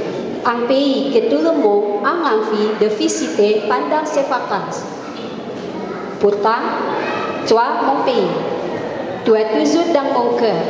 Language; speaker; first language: French; non-native, learner; Indonesian